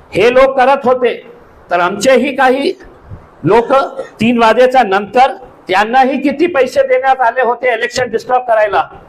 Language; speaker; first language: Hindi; non-native, local second language; Urdu